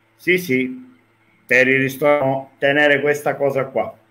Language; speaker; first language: Italian; non-native, fluent; Greek